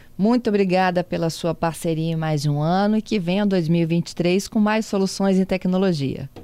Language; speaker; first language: Portuguese; native; Portuguese